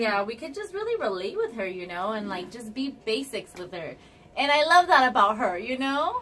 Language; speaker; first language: English; early bilingual, other home language; Spanish